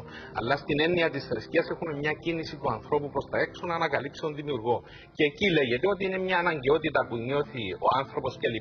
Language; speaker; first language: Greek; native; Greek